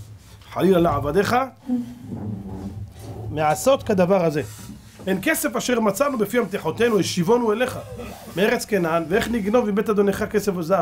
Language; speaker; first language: Hebrew; native; Hebrew